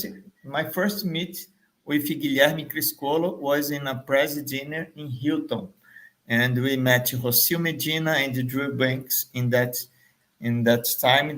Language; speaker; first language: English; non-native, fluent; Portuguese